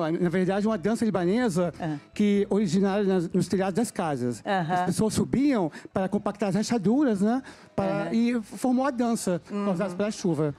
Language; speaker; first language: Portuguese; non-native, fluent; Arabic